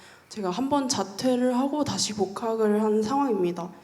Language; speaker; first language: Korean; native; Korean